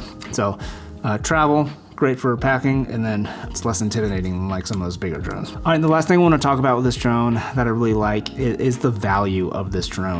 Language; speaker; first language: English; native; English